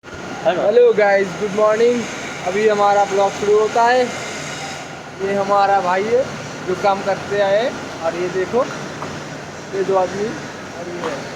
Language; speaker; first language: Hindi; non-native, local second language; Bangla